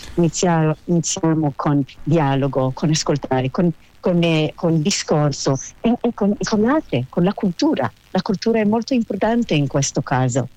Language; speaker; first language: Italian; non-native, learner; Hebrew